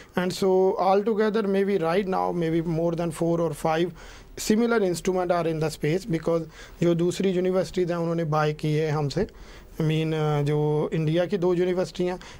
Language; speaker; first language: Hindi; non-native, local second language; Punjabi